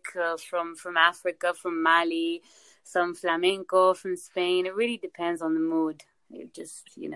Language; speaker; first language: English; non-native, fluent; Spanish